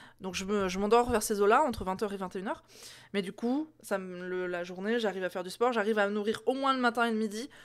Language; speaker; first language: French; native; French